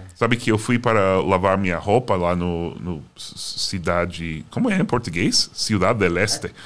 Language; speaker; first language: Portuguese; non-native, fluent; English